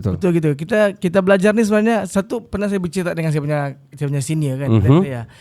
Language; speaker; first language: Malay; native; Malay